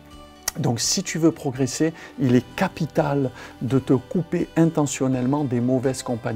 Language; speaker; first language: French; native; French